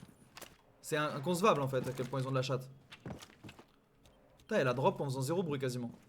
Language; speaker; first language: French; native; French